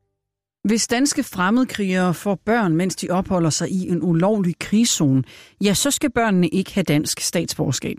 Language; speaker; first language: Danish; native; Danish